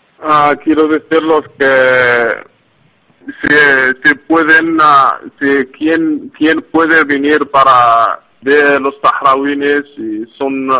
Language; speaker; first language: Spanish; non-native, learner; Arabic